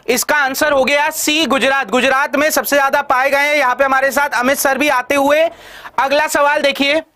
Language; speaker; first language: Hindi; native; Hindi